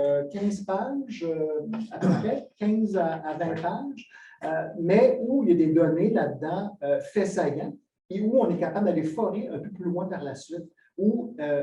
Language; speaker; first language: French; native; French